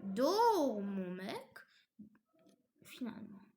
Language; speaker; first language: French; non-native, fluent; English